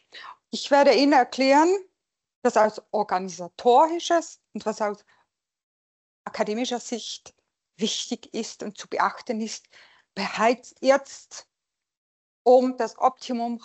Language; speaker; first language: German; non-native, local second language; French